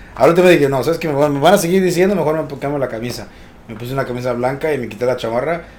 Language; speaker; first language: Spanish; native; Spanish